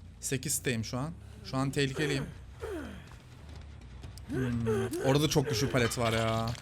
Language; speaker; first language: Turkish; native; Turkish